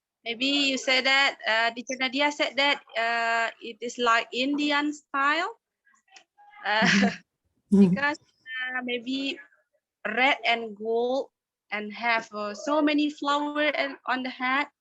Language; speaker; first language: English; non-native, learner; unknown